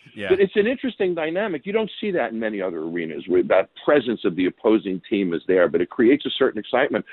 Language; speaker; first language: English; native; English